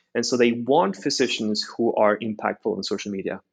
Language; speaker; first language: English; non-native, fluent; Norwegian